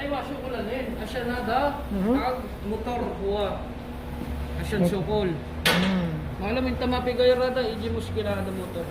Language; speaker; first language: Arabic; non-native, learner; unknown